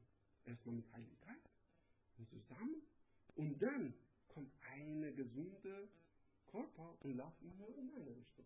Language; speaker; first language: German; non-native, learner; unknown